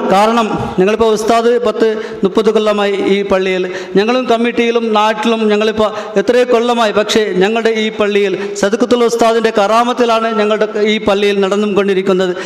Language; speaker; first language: Malayalam; non-native, local second language; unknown